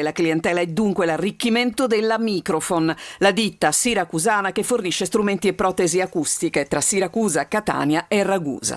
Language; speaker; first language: Italian; native; Italian